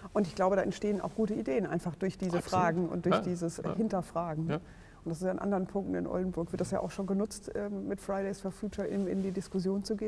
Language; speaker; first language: German; native; German